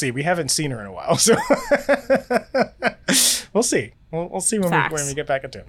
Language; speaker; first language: English; native; English